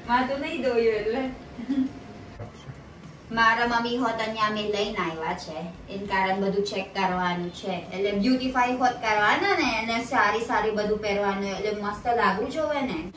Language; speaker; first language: Gujarati; non-native, learner; Filipino